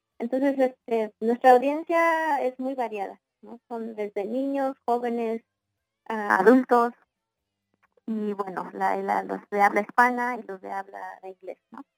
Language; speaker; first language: Spanish; native; Spanish